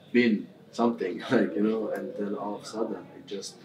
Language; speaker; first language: English; non-native, fluent; Swedish